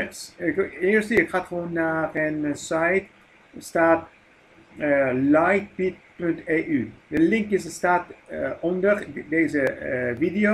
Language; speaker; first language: Dutch; non-native, fluent; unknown